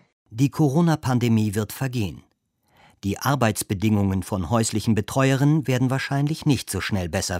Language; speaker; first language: German; native; German